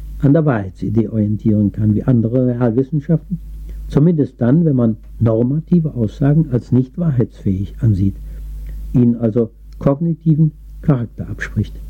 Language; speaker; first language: German; native; German